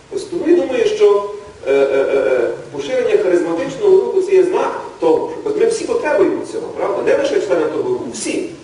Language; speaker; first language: Ukrainian; native; Ukrainian